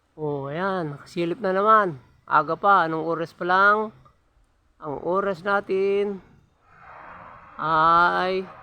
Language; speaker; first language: Filipino; non-native, local second language; Iloko